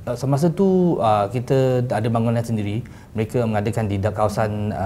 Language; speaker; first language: Malay; native; Malay